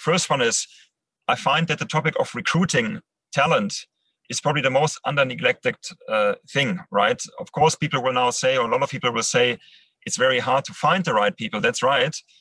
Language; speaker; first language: English; non-native, fluent; German